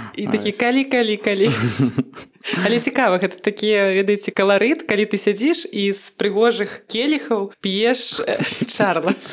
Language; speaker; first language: Belarusian; non-native, local second language; Russian